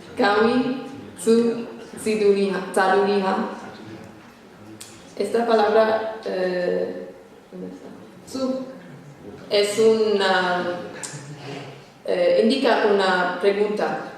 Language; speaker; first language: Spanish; non-native, fluent; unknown